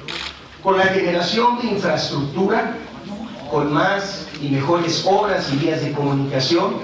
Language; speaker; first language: Spanish; native; Spanish